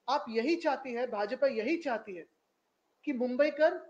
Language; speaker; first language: Hindi; non-native, local second language; Marathi